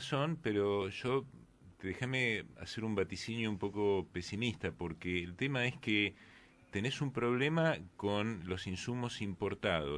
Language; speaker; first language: Spanish; native; Spanish